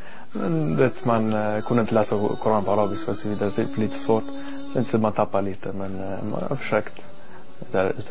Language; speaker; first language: Swedish; non-native, learner; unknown